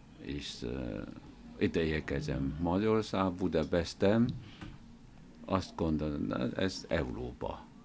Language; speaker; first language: Hungarian; non-native, learner; Chinese